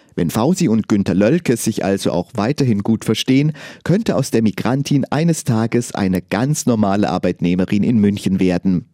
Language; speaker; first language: German; native; German